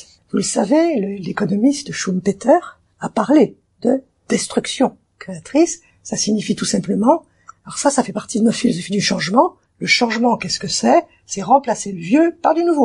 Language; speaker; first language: French; native; French